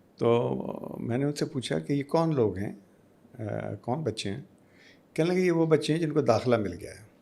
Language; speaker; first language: Urdu; native; Urdu